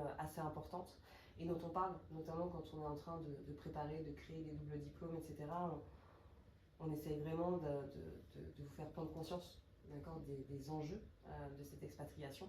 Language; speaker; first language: French; native; French